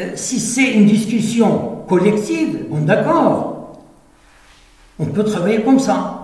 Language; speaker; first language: French; non-native, local second language; Arabic